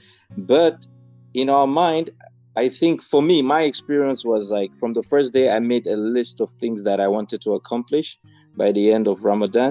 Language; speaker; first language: English; non-native, local second language; Fula